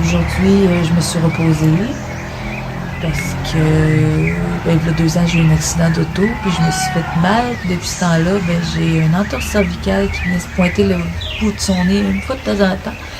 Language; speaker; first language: French; native; French